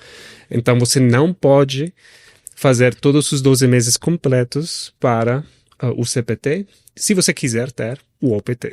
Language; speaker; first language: Portuguese; non-native, fluent; Spanish